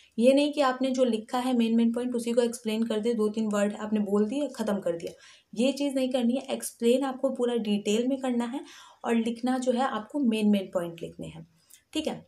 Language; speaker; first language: Hindi; native; Hindi